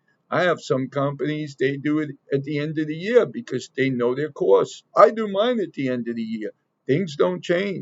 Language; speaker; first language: English; native; English